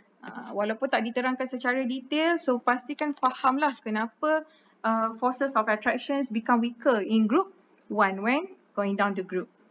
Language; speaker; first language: English; non-native, local second language; Malay